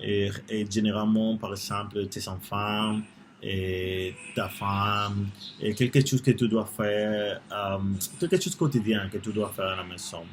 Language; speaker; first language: French; non-native, learner; Spanish